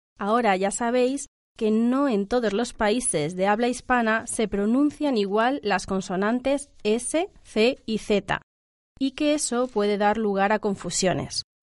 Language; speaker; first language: Spanish; native; Spanish